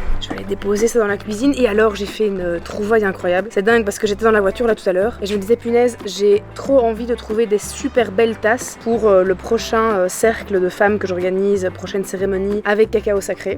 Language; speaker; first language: French; native; French